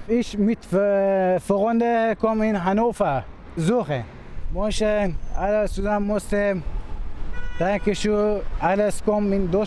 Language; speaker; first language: German; non-native, learner; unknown